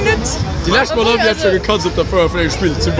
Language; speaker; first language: German; native; German